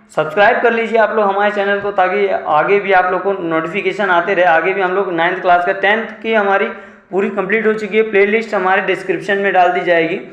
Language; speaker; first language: Hindi; non-native, local second language; Marathi